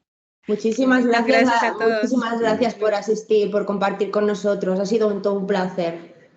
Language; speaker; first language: Spanish; native; Spanish